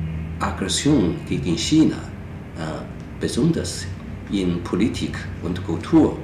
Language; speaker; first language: German; non-native, fluent; Chinese